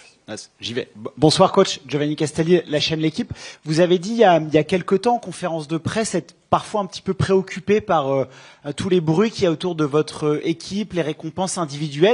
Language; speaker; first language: French; native; French